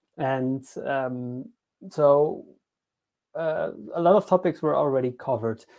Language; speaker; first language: English; non-native, fluent; German